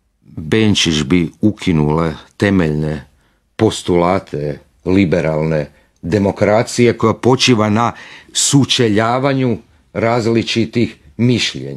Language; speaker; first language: Croatian; native; Croatian